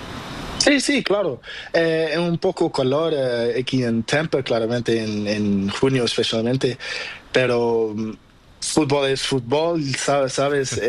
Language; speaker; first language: Spanish; non-native, learner; Portuguese